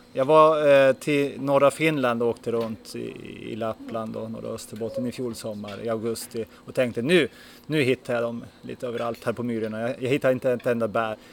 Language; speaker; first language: Swedish; native; Swedish